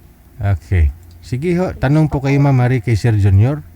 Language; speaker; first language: Filipino; native; Filipino